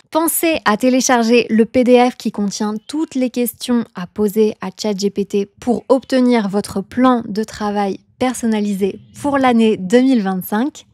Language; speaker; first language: French; native; French